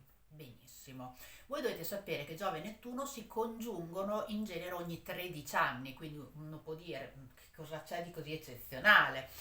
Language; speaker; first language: Italian; native; Italian